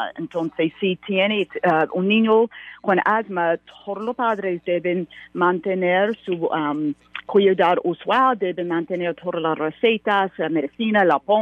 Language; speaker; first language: Spanish; non-native, learner; English